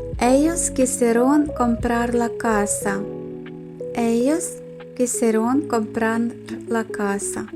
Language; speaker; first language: Spanish; non-native, fluent; Ukrainian